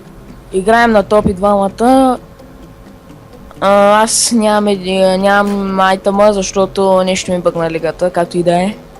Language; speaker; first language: Bulgarian; native; Bulgarian